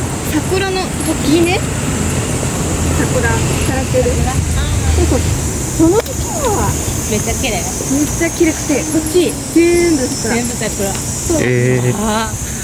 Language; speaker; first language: Japanese; non-native, learner; Mongolian